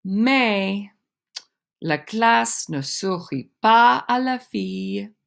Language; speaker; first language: French; non-native, fluent; English